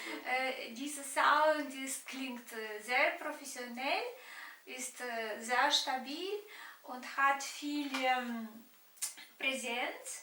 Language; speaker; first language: German; non-native, fluent; Romanian